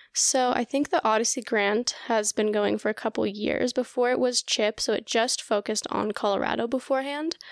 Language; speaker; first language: English; early bilingual, other home language; Russian